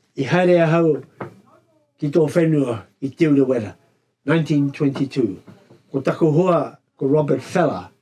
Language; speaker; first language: Māori; native; Māori